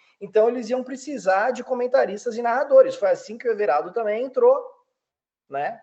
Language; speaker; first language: Portuguese; early bilingual, heritage; Portuguese